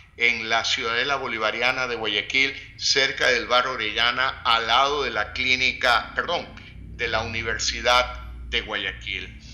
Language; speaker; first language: Spanish; native; Spanish